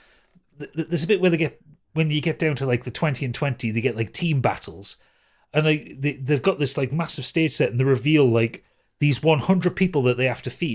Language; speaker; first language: English; native; English